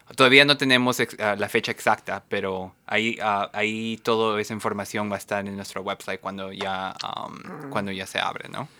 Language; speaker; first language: Spanish; native; Spanish